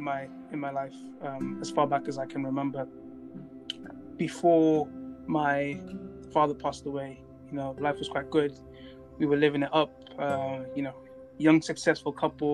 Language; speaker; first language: English; non-native, local second language; Tswana